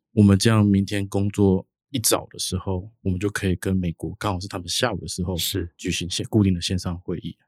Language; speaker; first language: Chinese; native; Chinese